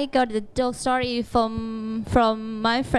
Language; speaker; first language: English; non-native, learner; Thai